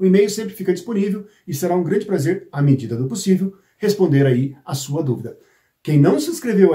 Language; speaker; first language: Portuguese; native; Portuguese